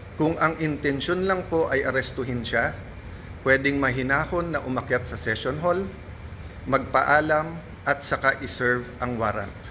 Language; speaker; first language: Filipino; native; Filipino